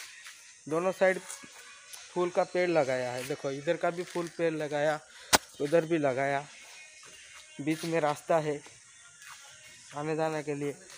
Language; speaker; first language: Hindi; non-native, local second language; Odia